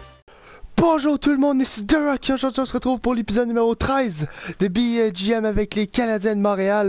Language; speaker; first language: French; native; French